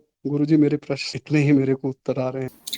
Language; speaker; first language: Hindi; native; Hindi